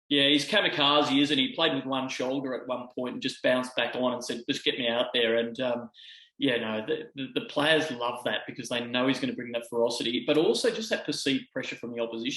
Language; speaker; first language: English; native; English